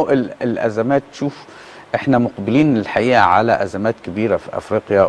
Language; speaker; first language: Arabic; native; Arabic